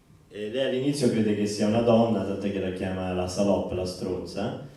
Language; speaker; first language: Italian; native; Italian